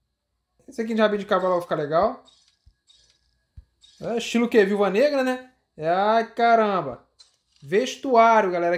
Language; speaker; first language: Portuguese; native; Portuguese